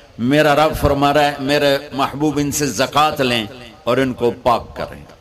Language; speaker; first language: Urdu; non-native, local second language; Punjabi